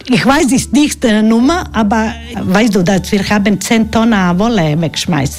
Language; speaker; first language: German; non-native, learner; Croatian